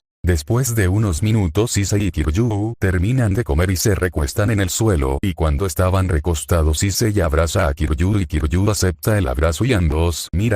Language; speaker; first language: Spanish; native; Spanish